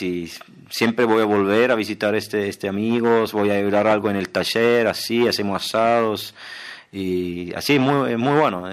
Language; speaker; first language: Spanish; non-native, fluent; German